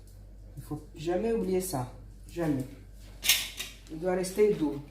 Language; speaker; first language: French; non-native, fluent; Italian